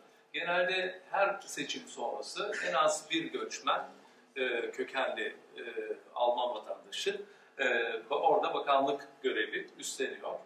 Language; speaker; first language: Turkish; early bilingual, heritage; Turkish